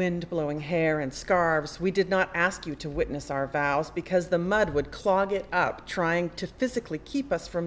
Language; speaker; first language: English; native; English